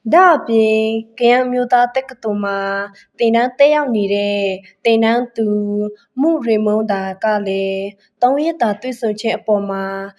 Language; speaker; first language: Burmese; non-native, local second language; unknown